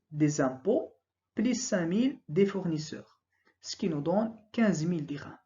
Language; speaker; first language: French; non-native, local second language; Arabic